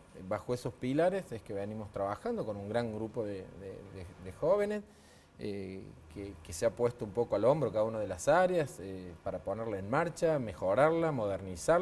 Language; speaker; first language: Spanish; native; Spanish